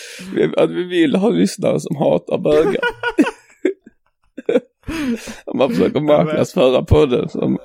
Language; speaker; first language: Swedish; native; Swedish